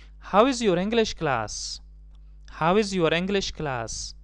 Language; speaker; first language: English; non-native, fluent; Persian